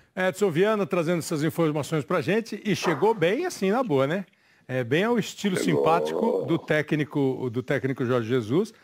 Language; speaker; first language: Portuguese; native; Portuguese